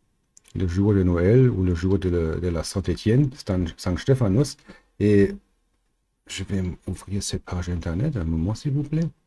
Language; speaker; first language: French; non-native, learner; German